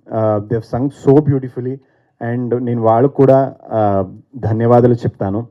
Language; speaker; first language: Telugu; non-native, fluent; Kannada